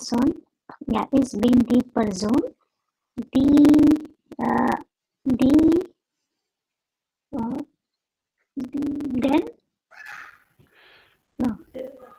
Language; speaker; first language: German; non-native, learner; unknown